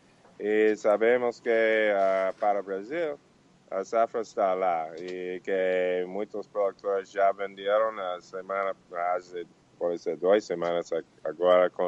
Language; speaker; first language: Portuguese; non-native, learner; Spanish